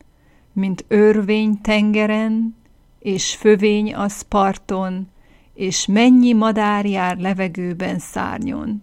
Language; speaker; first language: Hungarian; native; Hungarian